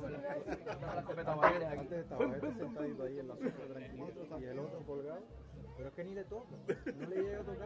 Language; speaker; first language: Spanish; native; Spanish